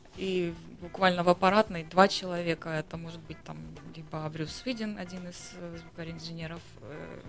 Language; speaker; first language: Russian; native; Russian